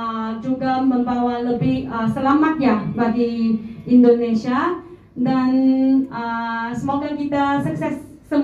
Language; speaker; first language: Indonesian; non-native, learner; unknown